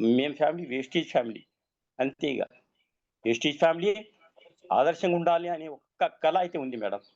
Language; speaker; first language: Telugu; native; Telugu